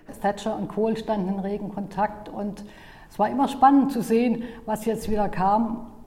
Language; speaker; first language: German; native; German